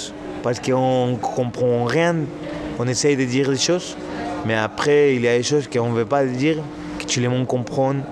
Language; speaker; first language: French; non-native, learner; Spanish